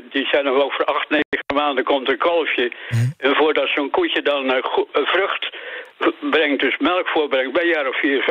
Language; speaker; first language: Dutch; native; Dutch